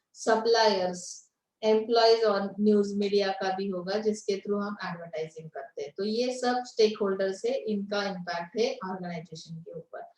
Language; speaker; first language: Hindi; non-native, local second language; Marathi